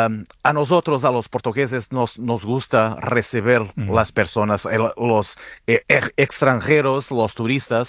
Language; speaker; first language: Spanish; non-native, fluent; Portuguese